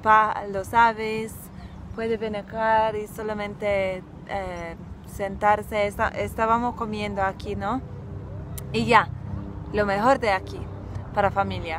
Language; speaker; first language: Spanish; non-native, fluent; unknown